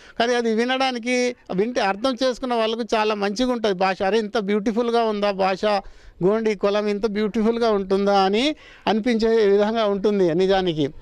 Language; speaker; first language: Telugu; non-native, local second language; Gondi